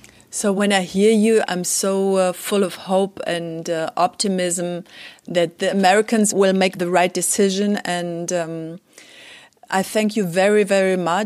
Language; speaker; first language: English; non-native, fluent; German